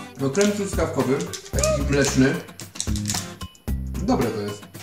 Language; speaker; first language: Polish; native; Polish